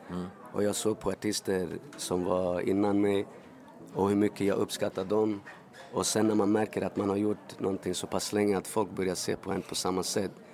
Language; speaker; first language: Swedish; early bilingual, other home language; Spanish